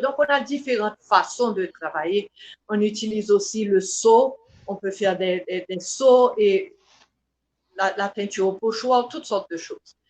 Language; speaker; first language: French; non-native, local second language; Haitian Creole